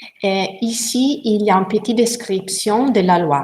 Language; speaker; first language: French; non-native, learner; Italian